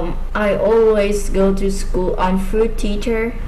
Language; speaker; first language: English; non-native, learner; Vietnamese